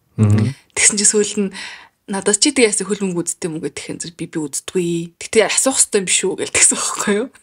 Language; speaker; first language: Mongolian; native; Mongolian